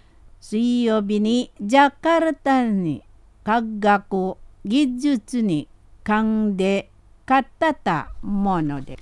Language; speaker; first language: Japanese; non-native, fluent; Indonesian